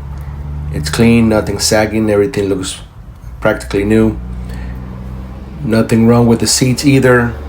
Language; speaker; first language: English; native; English